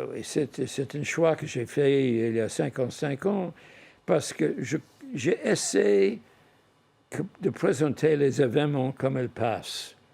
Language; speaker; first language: French; non-native, fluent; English